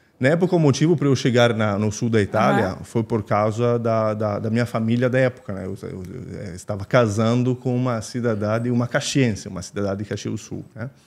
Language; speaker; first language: Portuguese; non-native, fluent; Italian